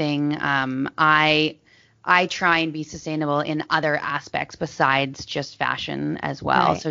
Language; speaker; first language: English; native; English